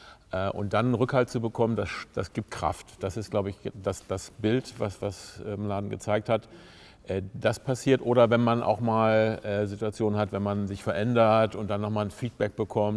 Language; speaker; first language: German; native; German